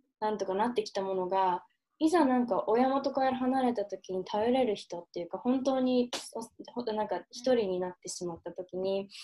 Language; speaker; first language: Japanese; early bilingual, heritage; Japanese